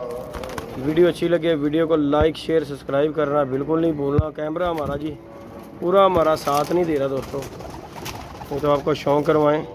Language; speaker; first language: Hindi; non-native, local second language; Punjabi